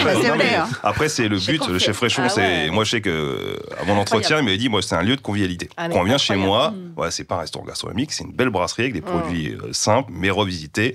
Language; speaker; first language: French; native; French